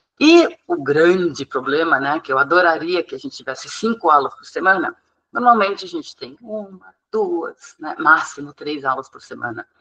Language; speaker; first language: Portuguese; non-native, fluent; English